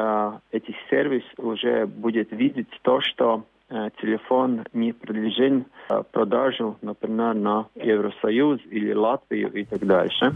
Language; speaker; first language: Russian; non-native, local second language; Latvian